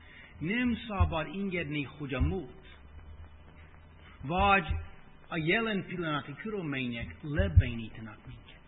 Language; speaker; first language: Hungarian; non-native, fluent; English